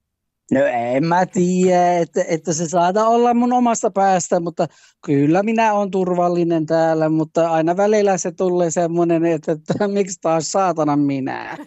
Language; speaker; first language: Finnish; early bilingual, heritage; Finnish